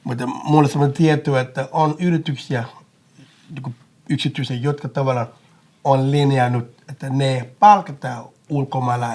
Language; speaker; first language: Finnish; non-native, fluent; English